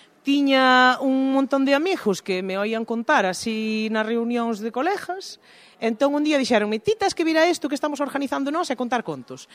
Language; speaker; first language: Galician; native; Galician